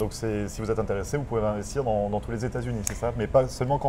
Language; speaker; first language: French; native; French